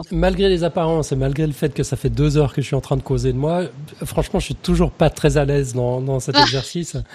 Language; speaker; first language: French; native; French